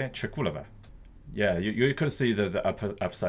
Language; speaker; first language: English; non-native, fluent; Chinese